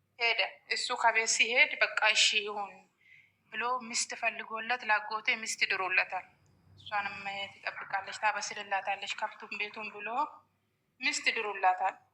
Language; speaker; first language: Amharic; non-native, local second language; Oromo